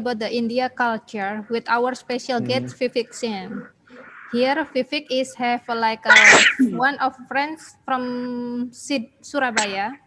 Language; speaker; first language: English; non-native, learner; Indonesian